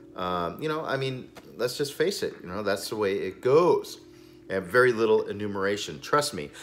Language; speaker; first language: English; native; English